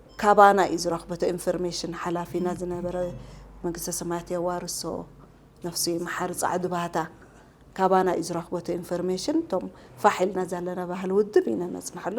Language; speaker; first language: Tigrinya; non-native, local second language; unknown